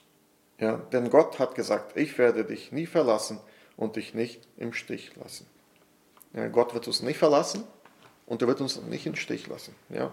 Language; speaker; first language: German; non-native, fluent; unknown